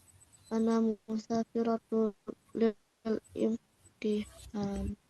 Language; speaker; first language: Arabic; non-native, learner; Indonesian